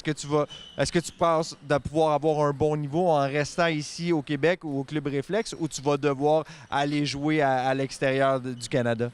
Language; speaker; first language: French; native; French